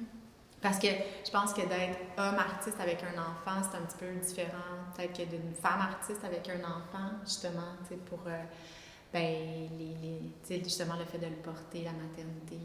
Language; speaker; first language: French; native; French